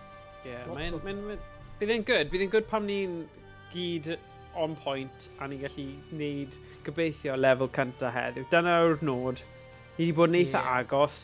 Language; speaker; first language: Welsh; native; Welsh